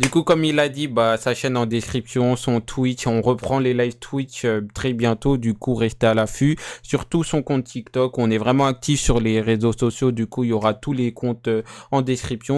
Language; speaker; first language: French; native; French